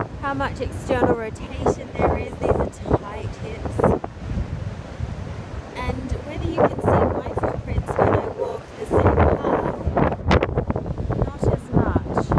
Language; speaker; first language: English; native; English